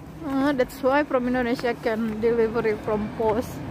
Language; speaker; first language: English; non-native, learner; Indonesian